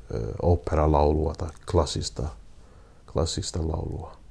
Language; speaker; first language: Finnish; non-native, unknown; Kurdish